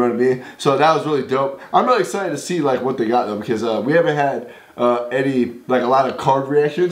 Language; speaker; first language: English; native; English